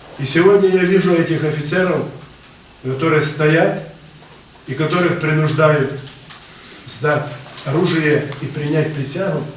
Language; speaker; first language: Russian; non-native, local second language; Ukrainian